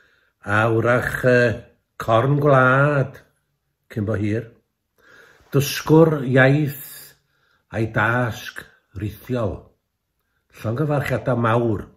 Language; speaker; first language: Welsh; native; Welsh